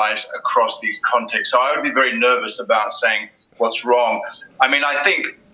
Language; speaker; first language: English; native; English